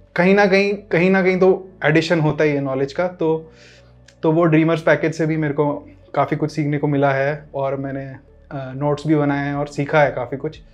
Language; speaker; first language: Hindi; native; Hindi